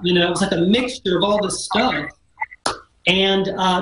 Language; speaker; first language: English; native; English